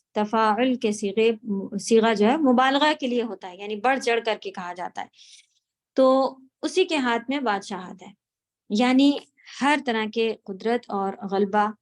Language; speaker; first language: Urdu; native; Urdu